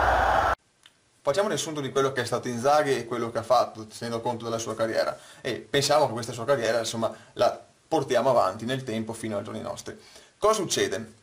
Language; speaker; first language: Italian; native; Italian